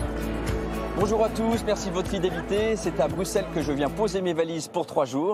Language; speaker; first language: French; native; French